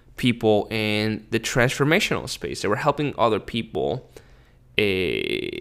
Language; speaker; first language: English; early bilingual, other home language; Spanish